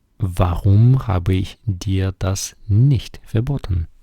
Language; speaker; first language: German; non-native, fluent; Ukrainian